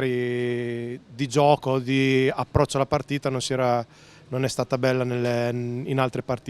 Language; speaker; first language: Italian; native; Italian